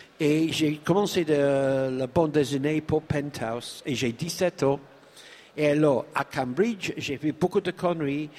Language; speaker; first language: French; non-native, learner; English